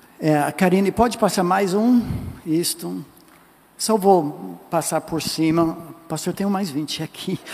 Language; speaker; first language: Portuguese; non-native, fluent; English